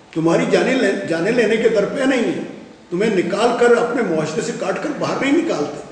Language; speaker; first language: Urdu; non-native, local second language; Punjabi